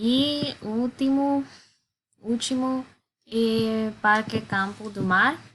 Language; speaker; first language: Portuguese; non-native, learner; Spanish